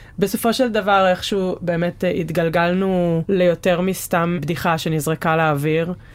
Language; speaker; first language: Hebrew; native; Hebrew